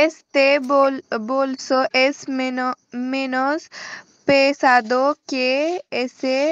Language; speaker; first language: Spanish; non-native, learner; Marathi